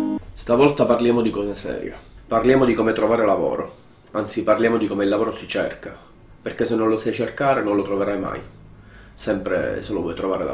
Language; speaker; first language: Italian; native; Italian